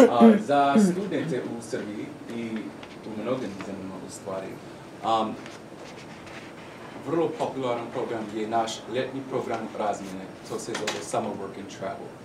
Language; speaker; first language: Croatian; non-native, learner; English